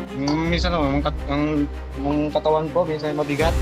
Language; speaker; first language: Filipino; non-native, local second language; Hiligaynon